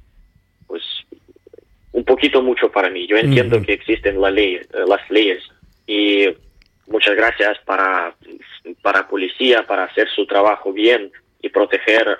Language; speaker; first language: Spanish; non-native, learner; Ukrainian